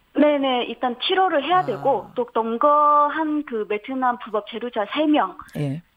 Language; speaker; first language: Korean; non-native, fluent; Vietnamese